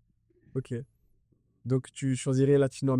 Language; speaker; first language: French; native; French